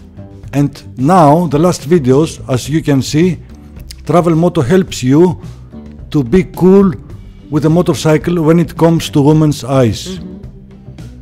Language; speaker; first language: English; non-native, learner; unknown